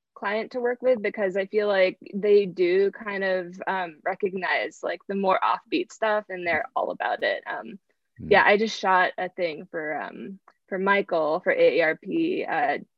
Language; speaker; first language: English; early bilingual, other home language; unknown